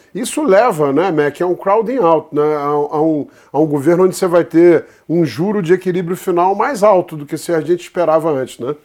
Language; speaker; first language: Portuguese; native; Portuguese